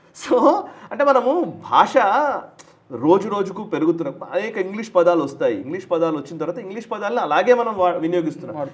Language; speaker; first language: Telugu; native; Telugu